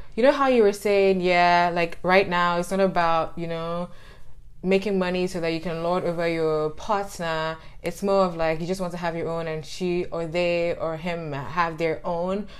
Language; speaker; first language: English; non-native, local second language; Akan